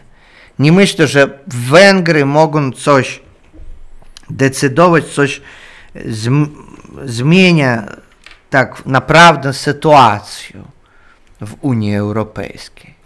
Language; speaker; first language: Polish; non-native, learner; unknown